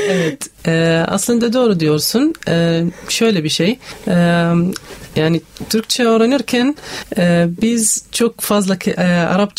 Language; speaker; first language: Turkish; non-native, learner; Arabic